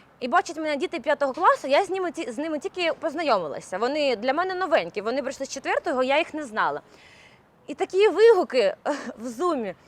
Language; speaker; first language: Ukrainian; native; Ukrainian